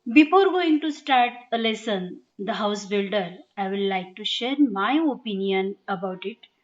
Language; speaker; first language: English; non-native, local second language; Marathi